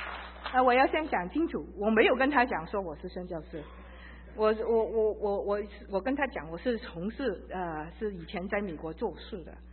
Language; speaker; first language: Chinese; early bilingual, heritage; Chinese